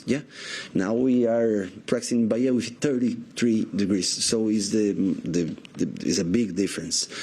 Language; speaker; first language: English; non-native, learner; Portuguese